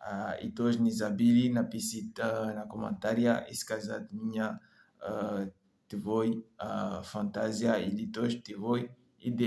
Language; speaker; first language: Russian; non-native, learner; French